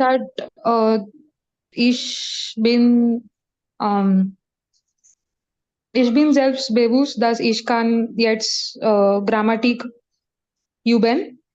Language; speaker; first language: German; non-native, learner; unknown